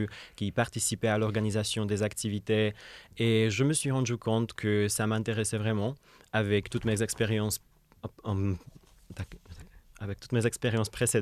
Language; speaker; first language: French; non-native, fluent; Czech